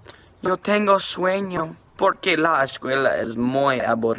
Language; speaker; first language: Spanish; non-native, learner; English